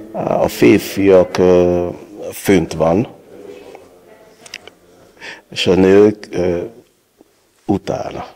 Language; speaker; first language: Hungarian; non-native, learner; Yoruba